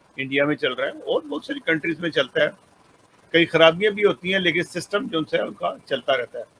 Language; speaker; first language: Urdu; native; Urdu